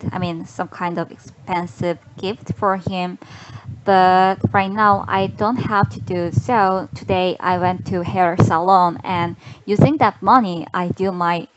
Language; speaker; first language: English; non-native, learner; Korean